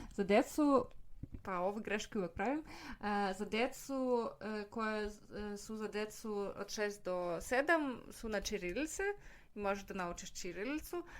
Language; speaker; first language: Serbian; non-native, fluent; Russian